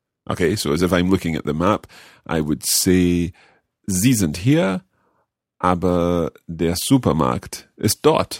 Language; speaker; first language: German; non-native, learner; English